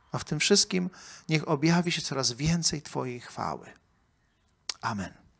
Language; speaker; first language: Polish; native; Polish